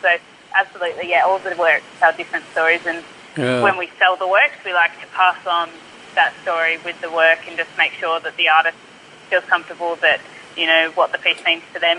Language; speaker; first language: English; native; English